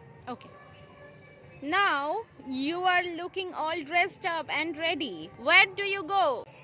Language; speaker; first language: English; non-native, local second language; Bangla